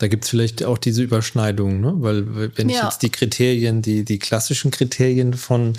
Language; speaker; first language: German; native; German